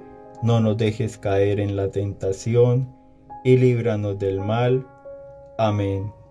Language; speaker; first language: Spanish; native; Spanish